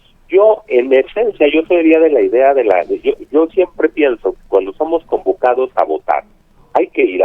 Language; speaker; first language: Spanish; native; Spanish